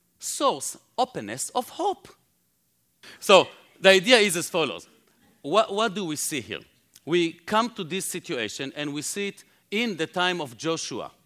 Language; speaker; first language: English; non-native, fluent; Hebrew